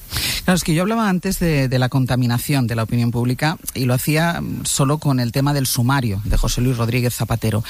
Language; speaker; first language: Spanish; native; Spanish